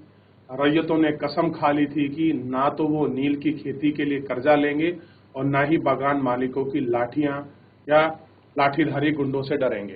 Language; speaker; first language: Hindi; native; Hindi